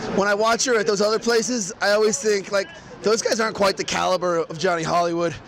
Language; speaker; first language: English; native; English